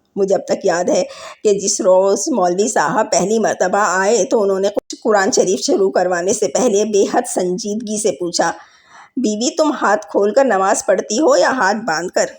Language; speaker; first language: Urdu; native; Urdu